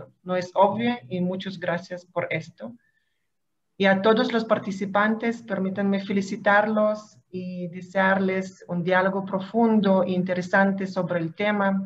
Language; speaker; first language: Spanish; non-native, fluent; Hebrew